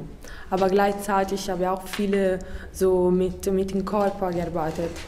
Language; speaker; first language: German; non-native, fluent; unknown